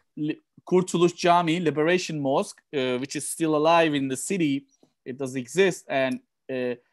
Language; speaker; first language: English; non-native, fluent; Turkish